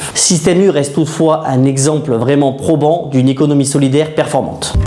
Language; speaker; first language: French; native; French